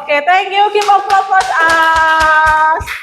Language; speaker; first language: English; non-native, learner; Indonesian